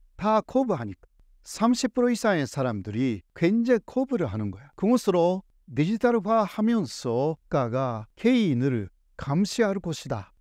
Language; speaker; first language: Korean; non-native, fluent; Japanese